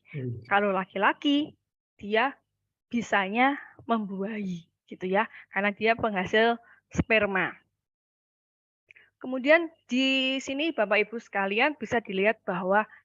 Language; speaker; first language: Malay; native; Malay